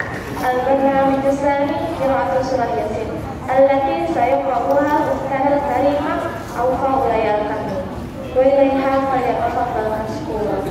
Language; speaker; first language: Arabic; non-native, learner; Indonesian